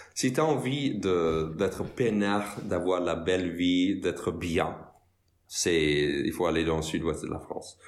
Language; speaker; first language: French; non-native, fluent; English